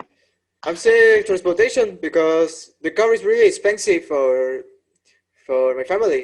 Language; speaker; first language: English; non-native, learner; Spanish